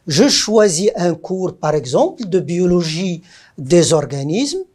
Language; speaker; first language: French; non-native, local second language; Arabic